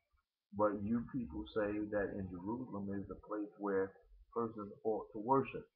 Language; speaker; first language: English; native; English